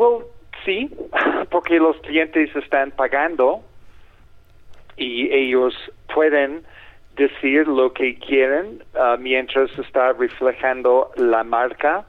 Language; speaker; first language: Spanish; non-native, fluent; English